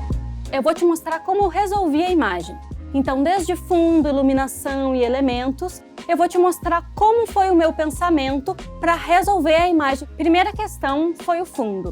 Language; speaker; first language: Portuguese; native; Portuguese